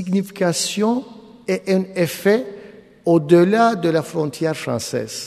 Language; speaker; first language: French; non-native, fluent; Turkish